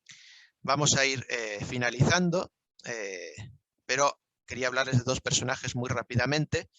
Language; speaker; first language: Spanish; native; Spanish